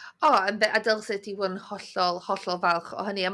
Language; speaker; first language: Welsh; native; Welsh